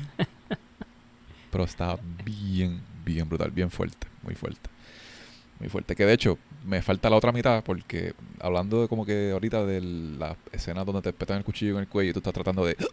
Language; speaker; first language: Spanish; early bilingual, heritage; Spanish